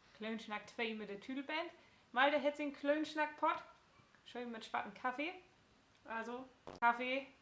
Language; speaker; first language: German; native; German